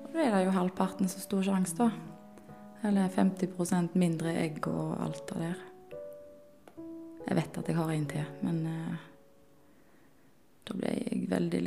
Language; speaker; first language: Norwegian; native; Norwegian